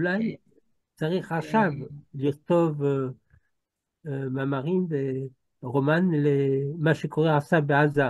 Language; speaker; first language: Hebrew; non-native, fluent; French